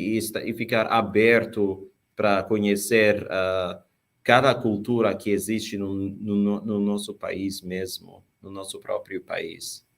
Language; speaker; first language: Portuguese; non-native, fluent; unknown